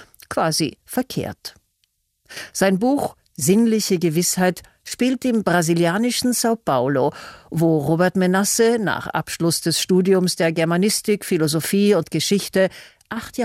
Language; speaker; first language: German; native; German